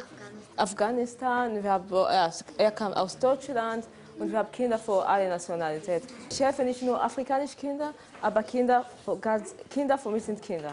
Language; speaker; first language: German; non-native, learner; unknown